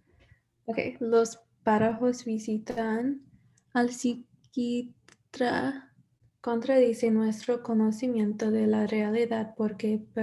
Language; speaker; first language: Spanish; non-native, learner; English